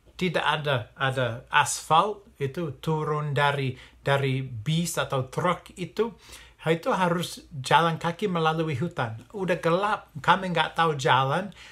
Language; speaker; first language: Indonesian; non-native, fluent; English